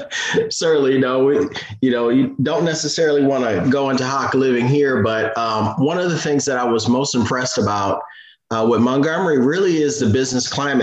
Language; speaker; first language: English; native; English